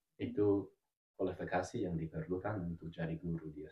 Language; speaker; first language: Indonesian; non-native, fluent; English